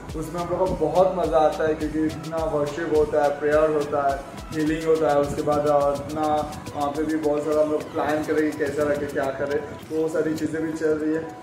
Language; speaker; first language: Hindi; non-native, local second language; Marathi